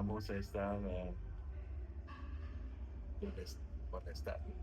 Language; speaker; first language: Spanish; non-native, learner; French